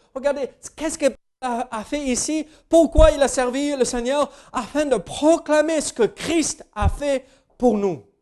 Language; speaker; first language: French; non-native, fluent; English